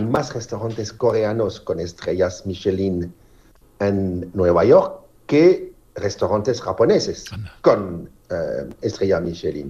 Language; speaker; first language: Spanish; non-native, learner; French